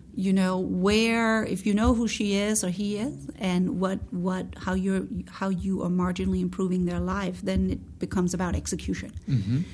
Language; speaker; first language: English; non-native, fluent; Danish